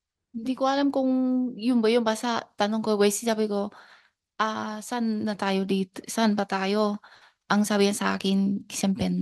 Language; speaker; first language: Filipino; non-native, learner; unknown